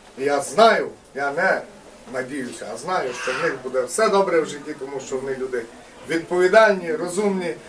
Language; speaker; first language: Ukrainian; native; Ukrainian